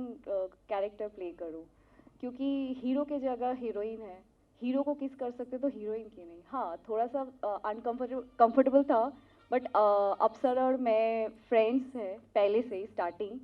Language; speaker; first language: Hindi; non-native, local second language; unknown